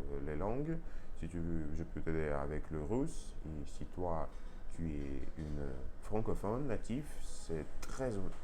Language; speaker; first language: French; non-native, learner; Russian